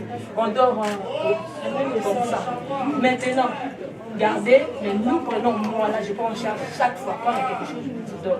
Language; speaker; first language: French; non-native, local second language; Lingala